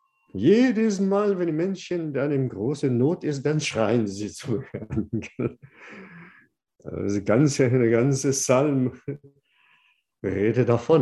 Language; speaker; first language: German; non-native, fluent; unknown